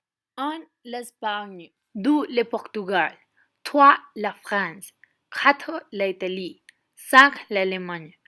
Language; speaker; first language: French; non-native, learner; Spanish